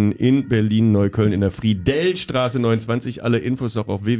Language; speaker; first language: German; native; German